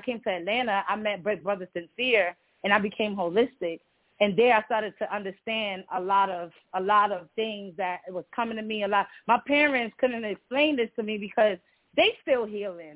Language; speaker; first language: English; early bilingual, other home language; Spanish